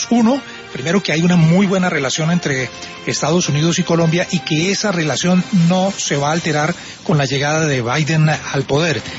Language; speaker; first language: Spanish; native; Spanish